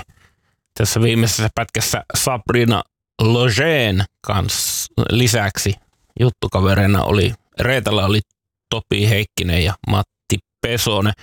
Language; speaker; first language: Finnish; native; Finnish